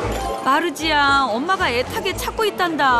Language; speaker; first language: Korean; native; Korean